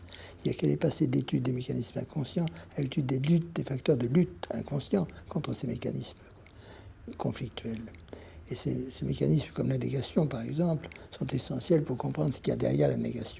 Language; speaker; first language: French; native; French